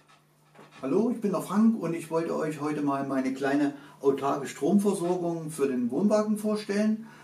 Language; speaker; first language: German; native; German